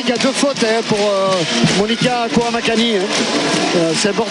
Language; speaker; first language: French; native; French